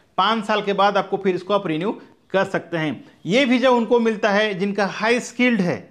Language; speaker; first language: Hindi; native; Hindi